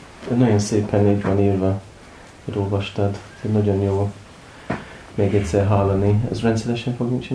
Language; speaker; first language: Hungarian; non-native, learner; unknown